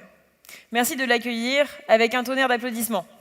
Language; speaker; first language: French; native; French